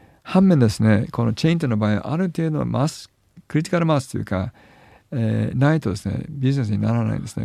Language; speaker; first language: Japanese; non-native, fluent; English